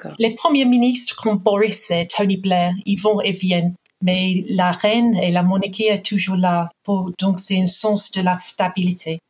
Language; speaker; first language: French; non-native, fluent; English